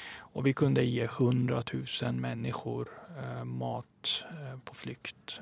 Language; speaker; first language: Swedish; early bilingual, other home language; Persian